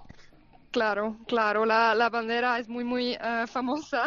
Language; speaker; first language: Spanish; non-native, fluent; German